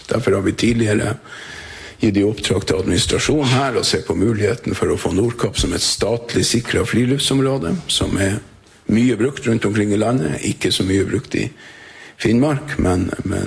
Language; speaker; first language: Norwegian; native; Norwegian